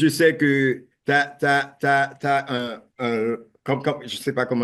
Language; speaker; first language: French; non-native, local second language; Haitian Creole